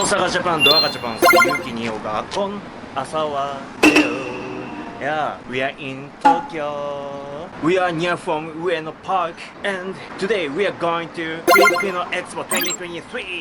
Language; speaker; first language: English; non-native, learner; Japanese